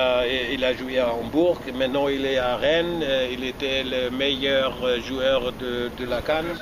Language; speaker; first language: French; non-native, fluent; German